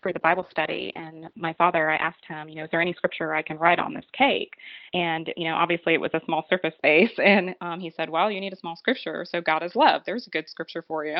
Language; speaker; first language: English; native; English